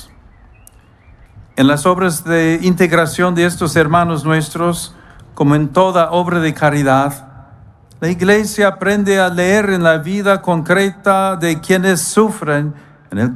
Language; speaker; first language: Spanish; non-native, fluent; English